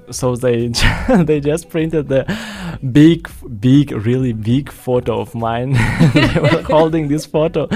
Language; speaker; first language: English; non-native, fluent; Russian